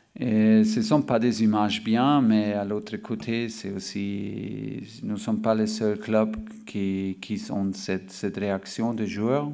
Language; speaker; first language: French; non-native, fluent; German